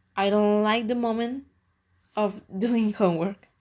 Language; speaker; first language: English; non-native, learner; Spanish